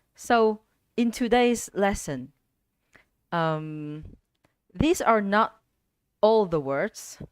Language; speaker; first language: English; non-native, fluent; Vietnamese